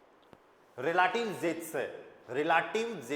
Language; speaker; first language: German; non-native, fluent; Hindi